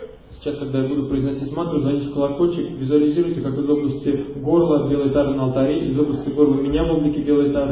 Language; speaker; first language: Russian; native; Russian